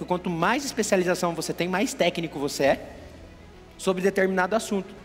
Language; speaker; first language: Portuguese; native; Portuguese